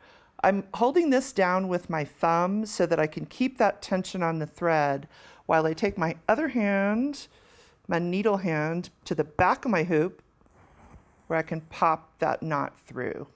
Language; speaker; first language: English; native; English